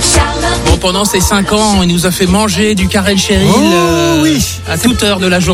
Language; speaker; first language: French; native; French